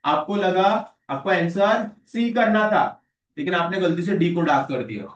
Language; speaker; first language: Hindi; non-native, local second language; Marathi